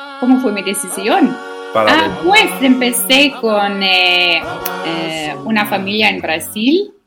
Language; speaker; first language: Spanish; non-native, learner; Afrikaans